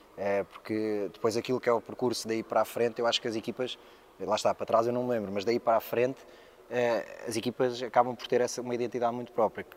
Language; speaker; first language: Portuguese; native; Portuguese